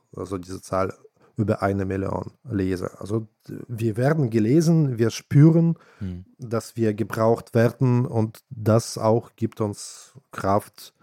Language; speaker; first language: German; non-native, fluent; Russian